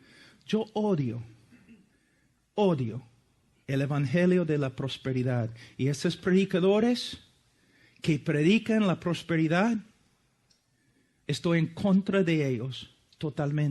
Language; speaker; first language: Spanish; non-native, fluent; English